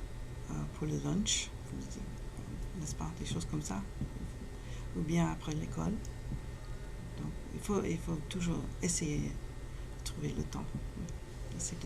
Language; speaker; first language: French; non-native, fluent; English